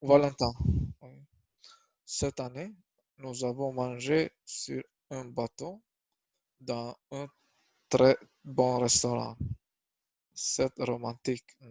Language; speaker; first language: French; non-native, learner; Albanian